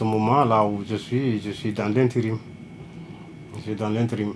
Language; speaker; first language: French; non-native, local second language; Fula